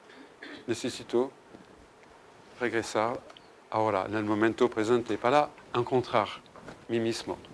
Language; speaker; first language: Spanish; non-native, fluent; French